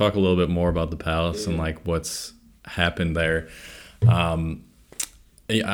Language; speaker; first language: English; native; English